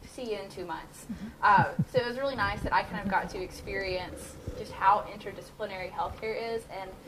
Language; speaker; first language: English; native; English